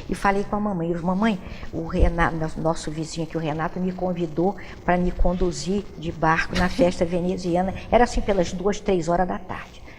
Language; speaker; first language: Portuguese; native; Portuguese